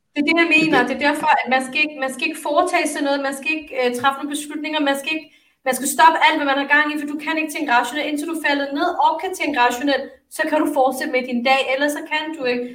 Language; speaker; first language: Danish; early bilingual, other home language; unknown